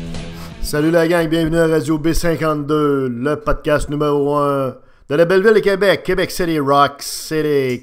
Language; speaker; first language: French; native; French